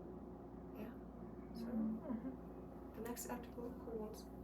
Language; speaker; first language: English; non-native, learner; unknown